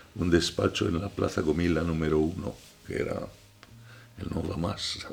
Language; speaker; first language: Spanish; non-native, fluent; Arabic